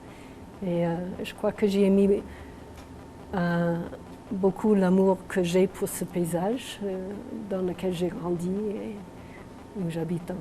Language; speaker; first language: French; non-native, local second language; English